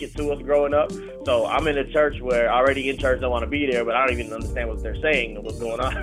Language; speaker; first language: English; native; English